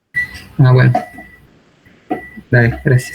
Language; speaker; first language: Spanish; non-native, fluent; Portuguese